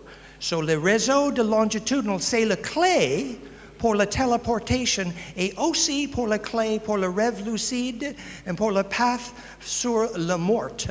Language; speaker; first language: French; non-native, learner; English